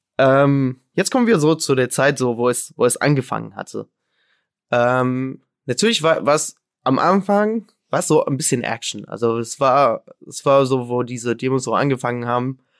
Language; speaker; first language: German; non-native, fluent; Arabic